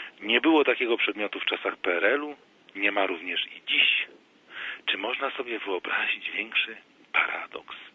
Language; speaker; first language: Polish; native; Polish